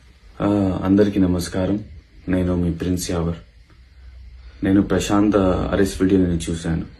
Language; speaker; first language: Telugu; non-native, learner; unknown